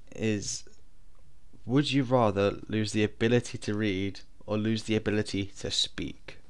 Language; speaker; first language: English; native; English